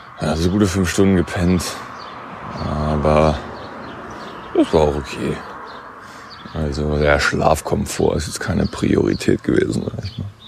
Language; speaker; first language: German; native; German